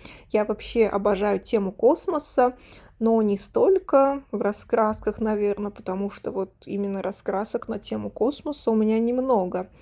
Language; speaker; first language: Russian; native; Russian